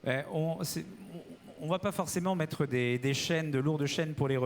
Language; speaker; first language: French; native; French